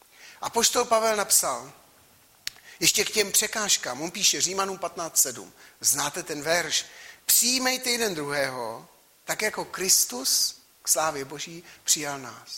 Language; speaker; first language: Czech; native; Czech